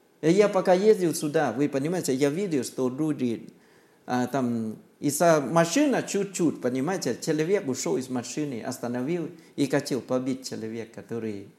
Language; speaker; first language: Russian; non-native, learner; Thai